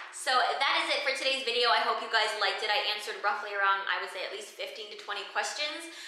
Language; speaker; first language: English; native; English